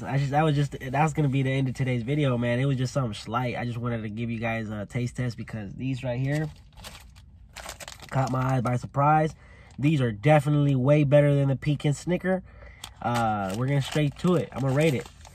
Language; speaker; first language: English; early bilingual, other home language; Spanish